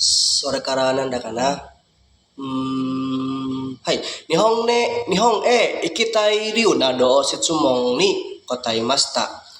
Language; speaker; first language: Japanese; non-native, learner; Indonesian